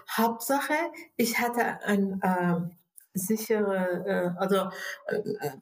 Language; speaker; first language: German; non-native, fluent; Persian